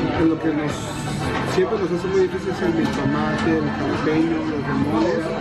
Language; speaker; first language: Spanish; native; Spanish